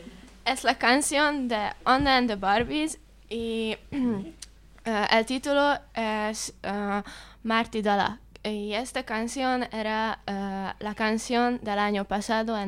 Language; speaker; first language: Spanish; non-native, learner; Hungarian